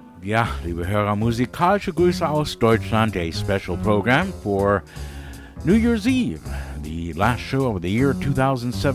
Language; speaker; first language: German; early bilingual, heritage; English